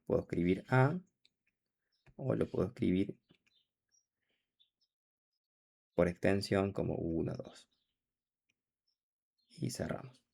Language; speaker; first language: Spanish; native; Spanish